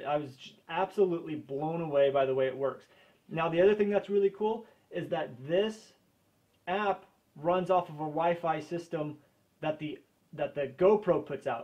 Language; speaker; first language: English; native; English